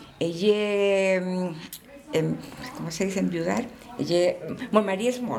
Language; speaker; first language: French; non-native, learner; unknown